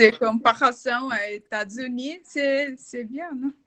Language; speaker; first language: French; non-native, learner; Portuguese